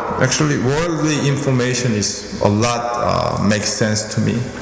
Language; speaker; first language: English; non-native, fluent; Korean